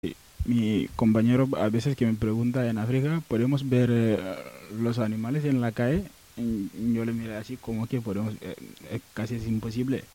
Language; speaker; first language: Spanish; non-native, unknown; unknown